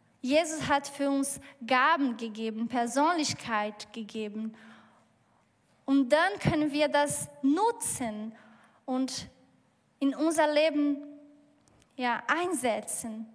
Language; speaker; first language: German; non-native, learner; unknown